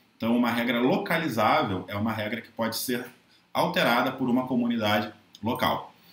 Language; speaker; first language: Portuguese; native; Portuguese